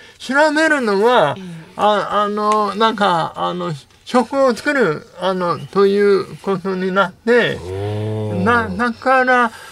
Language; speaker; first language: Japanese; non-native, fluent; English